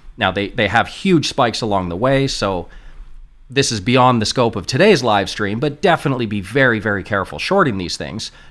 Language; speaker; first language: English; native; English